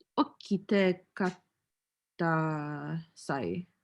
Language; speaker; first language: Japanese; non-native, learner; English